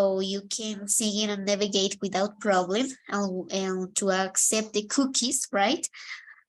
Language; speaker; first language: English; non-native, fluent; Spanish